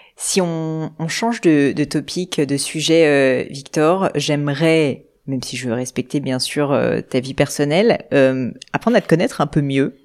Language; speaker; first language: French; native; French